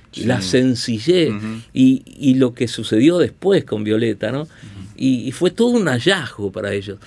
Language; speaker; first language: Spanish; native; Spanish